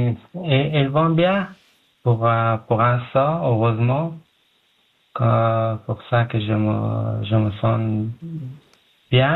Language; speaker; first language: French; non-native, learner; Pashto